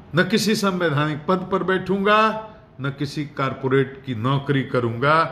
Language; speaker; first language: Hindi; native; Hindi